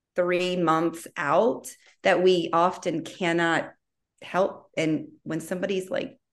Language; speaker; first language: English; native; English